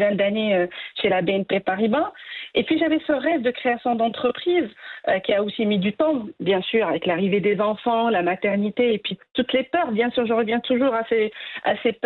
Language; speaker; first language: French; non-native, local second language; Arabic